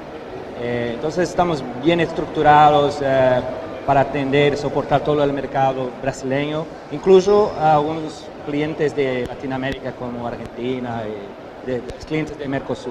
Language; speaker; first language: Spanish; non-native, fluent; Portuguese